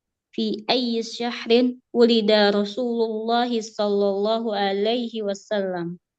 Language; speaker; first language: Arabic; non-native, learner; Indonesian